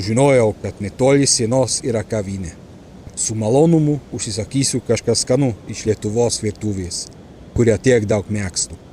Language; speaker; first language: Lithuanian; non-native, fluent; Czech